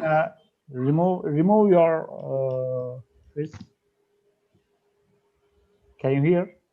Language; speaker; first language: English; non-native, fluent; Turkish